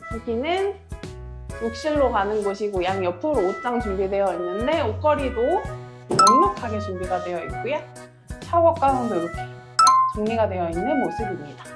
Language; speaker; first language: Korean; native; Korean